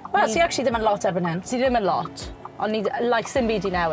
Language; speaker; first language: Welsh; native; Welsh